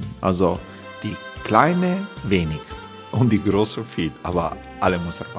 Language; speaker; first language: German; non-native, fluent; Croatian